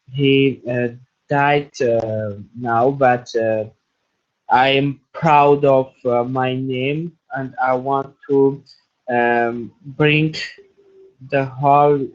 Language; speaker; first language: English; non-native, learner; Armenian